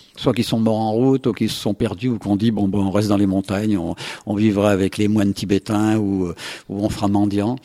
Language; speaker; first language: French; native; French